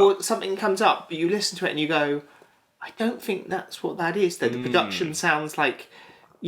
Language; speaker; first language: English; native; English